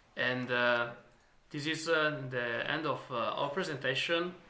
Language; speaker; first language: English; non-native, learner; Italian